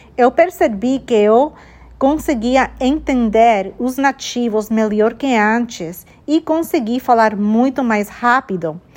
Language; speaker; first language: Portuguese; non-native, fluent; English